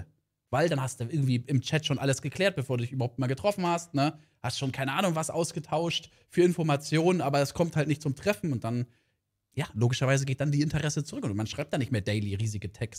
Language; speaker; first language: German; native; German